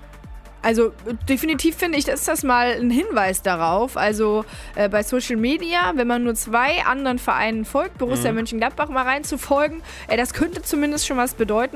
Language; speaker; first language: German; native; German